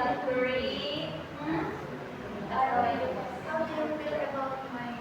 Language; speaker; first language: English; non-native, learner; Indonesian